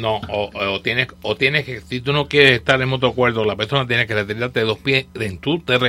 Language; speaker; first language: Spanish; native; Spanish